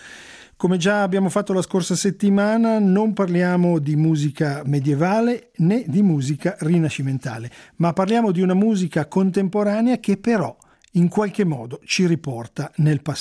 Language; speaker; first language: Italian; native; Italian